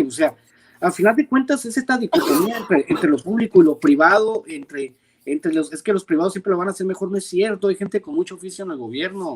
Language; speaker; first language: Spanish; native; Spanish